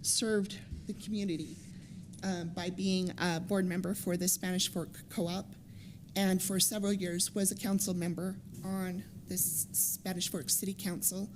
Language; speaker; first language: English; native; English